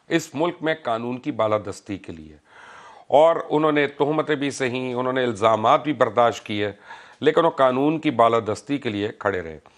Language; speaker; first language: Urdu; native; Urdu